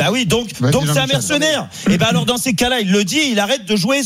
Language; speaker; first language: French; native; French